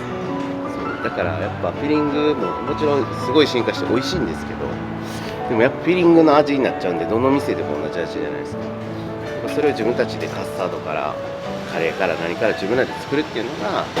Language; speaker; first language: Japanese; native; Japanese